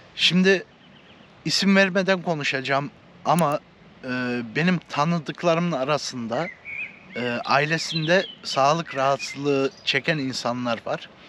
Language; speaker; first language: Turkish; early bilingual, heritage; Turkish